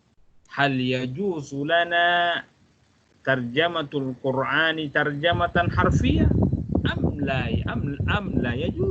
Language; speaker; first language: Arabic; non-native, fluent; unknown